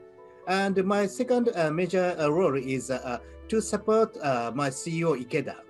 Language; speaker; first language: English; non-native, learner; Japanese